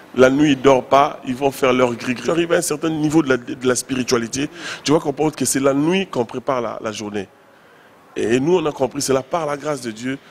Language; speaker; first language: French; non-native, local second language; Lingala